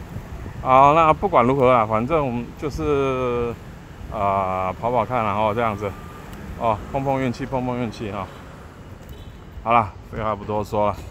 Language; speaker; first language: Chinese; native; Chinese